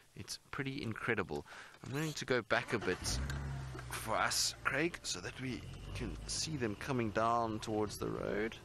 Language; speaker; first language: English; native; English